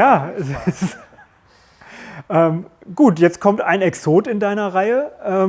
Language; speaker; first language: German; native; German